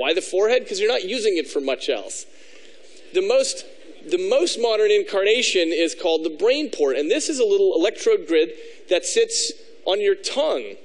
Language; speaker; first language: English; native; English